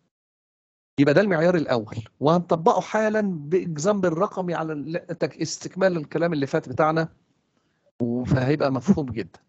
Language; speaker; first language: Arabic; native; Arabic